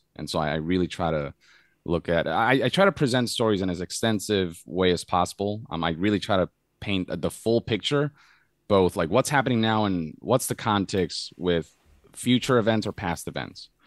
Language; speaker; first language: English; non-native, fluent; Spanish